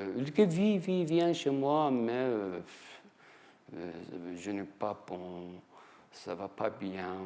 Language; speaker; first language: French; non-native, fluent; Persian